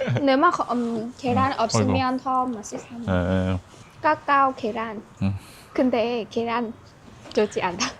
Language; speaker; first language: Korean; non-native, learner; Vietnamese